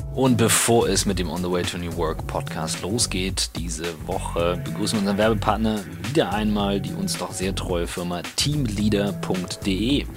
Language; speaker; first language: German; native; German